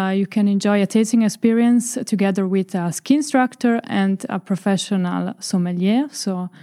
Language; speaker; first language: English; non-native, fluent; Italian